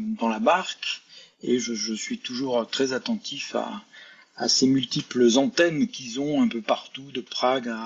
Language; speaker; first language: French; native; French